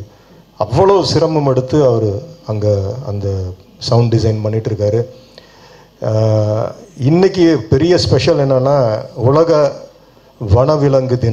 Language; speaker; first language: Tamil; native; Tamil